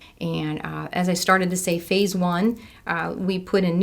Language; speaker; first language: English; native; English